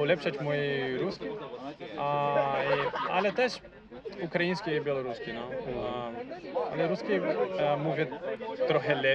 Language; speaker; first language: Polish; non-native, fluent; Portuguese